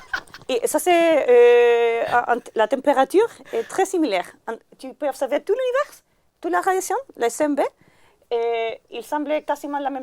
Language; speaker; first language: French; non-native, learner; Spanish